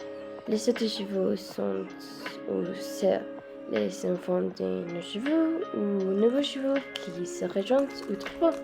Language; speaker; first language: French; non-native, learner; Spanish